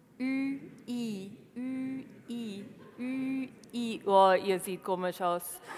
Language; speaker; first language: German; non-native, fluent; English